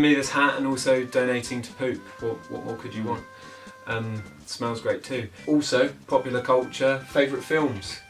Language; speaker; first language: English; native; English